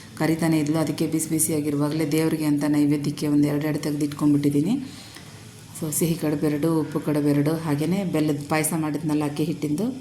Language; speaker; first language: Kannada; non-native, local second language; Telugu